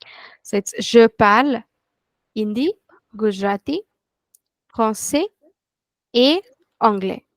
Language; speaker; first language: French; non-native, fluent; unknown